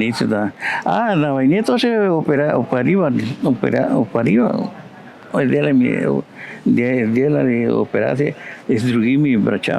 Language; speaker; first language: Russian; non-native, learner; Spanish